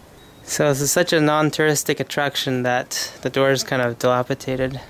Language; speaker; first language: English; native; English